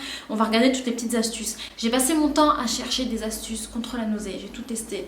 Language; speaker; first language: French; native; French